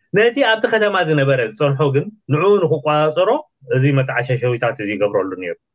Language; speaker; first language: Tigrinya; native; Tigrinya